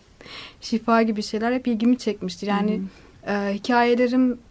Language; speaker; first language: Turkish; native; Turkish